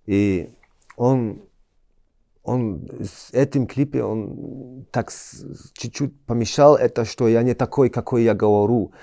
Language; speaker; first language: Russian; early bilingual, heritage; Chechen